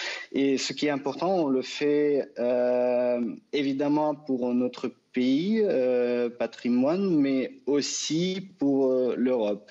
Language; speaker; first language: French; non-native, fluent; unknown